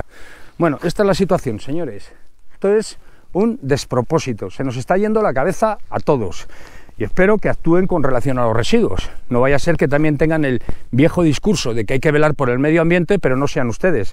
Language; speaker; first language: Spanish; native; Spanish